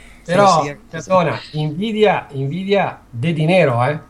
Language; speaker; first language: Spanish; non-native, learner; Italian